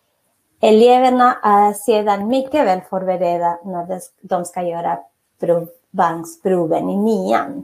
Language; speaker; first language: Swedish; non-native, fluent; Spanish